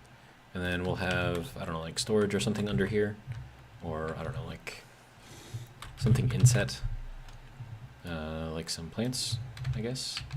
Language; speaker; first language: English; native; English